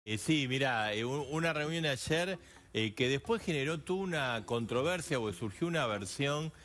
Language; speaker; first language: Spanish; native; Spanish